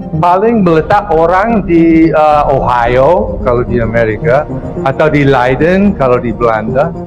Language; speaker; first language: Malay; non-native, fluent; English